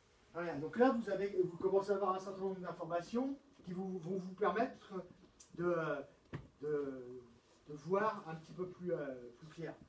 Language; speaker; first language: French; native; French